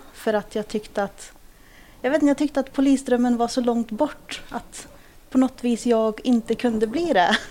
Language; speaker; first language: Swedish; early bilingual, other home language; Kurdish